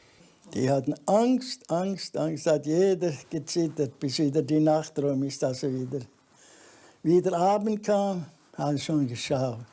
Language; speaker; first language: German; early bilingual, heritage; German